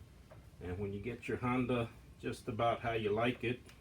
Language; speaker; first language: English; native; English